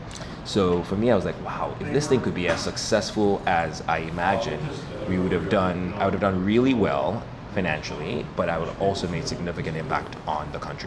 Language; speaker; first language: English; non-native, local second language; Yoruba